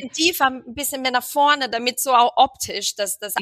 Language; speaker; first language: German; non-native, fluent; Portuguese